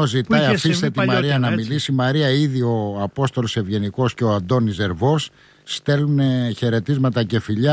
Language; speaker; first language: Greek; native; Greek